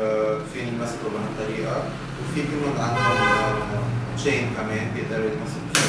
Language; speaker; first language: Arabic; native; Arabic